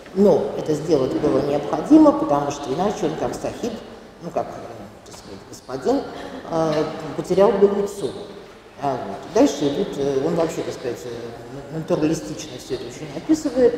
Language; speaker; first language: Russian; native; Russian